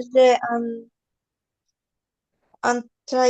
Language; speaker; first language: French; non-native, learner; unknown